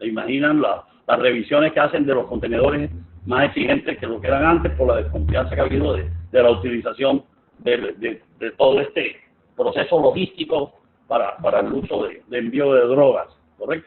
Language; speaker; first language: Spanish; native; Spanish